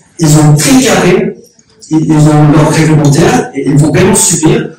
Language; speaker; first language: French; non-native, learner; Korean